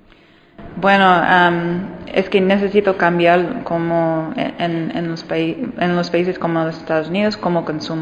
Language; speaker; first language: Spanish; non-native, fluent; English